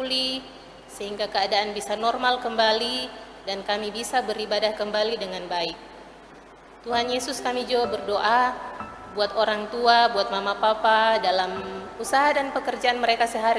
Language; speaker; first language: Indonesian; native; Indonesian